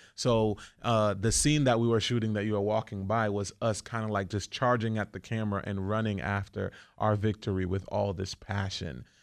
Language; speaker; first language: English; early bilingual, other home language; Haitian Creole